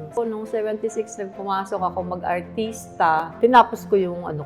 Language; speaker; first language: Filipino; native; Filipino